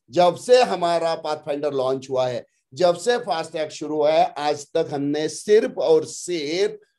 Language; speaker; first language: Hindi; non-native, local second language; Marathi